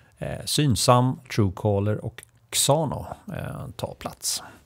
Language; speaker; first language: Swedish; native; Swedish